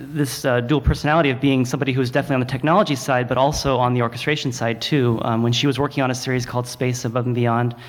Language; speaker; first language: English; native; English